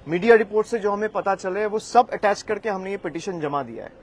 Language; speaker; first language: Hindi; non-native, local second language; Bangla